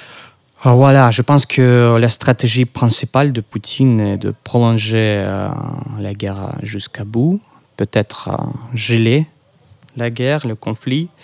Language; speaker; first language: French; non-native, fluent; Russian